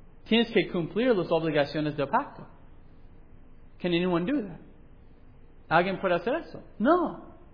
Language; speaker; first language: Spanish; non-native, fluent; English